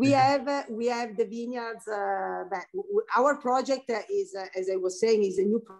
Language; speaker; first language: English; non-native, fluent; Italian